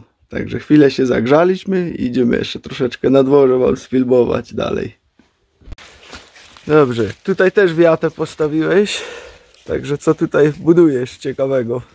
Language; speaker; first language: Polish; native; Polish